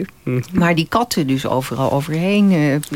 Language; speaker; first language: Dutch; native; Dutch